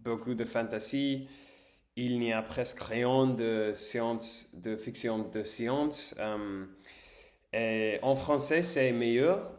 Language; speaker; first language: French; non-native, learner; English